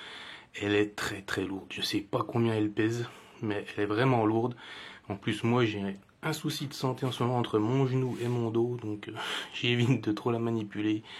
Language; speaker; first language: French; native; French